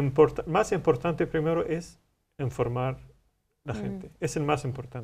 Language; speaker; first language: Spanish; non-native, learner; Arabic